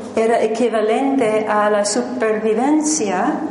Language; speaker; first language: Spanish; non-native, fluent; English